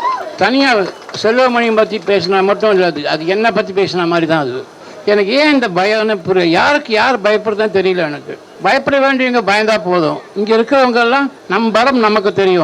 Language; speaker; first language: Tamil; native; Tamil